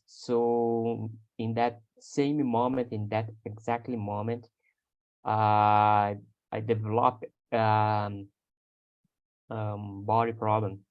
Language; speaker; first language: English; non-native, learner; Portuguese